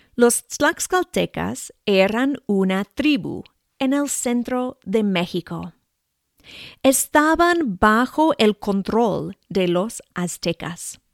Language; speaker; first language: Spanish; non-native, fluent; English